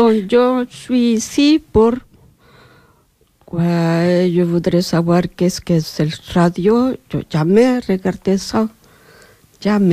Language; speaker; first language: French; non-native, learner; Spanish